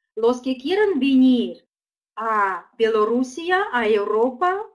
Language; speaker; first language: Spanish; non-native, fluent; Uzbek